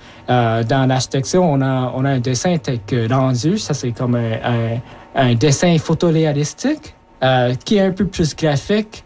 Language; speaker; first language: French; early bilingual, other home language; Japanese